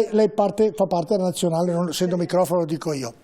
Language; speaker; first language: Italian; native; Italian